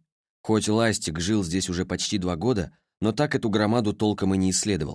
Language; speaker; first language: Russian; native; Russian